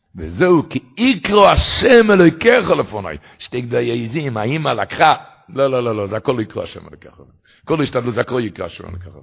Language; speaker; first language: Hebrew; non-native, local second language; Yiddish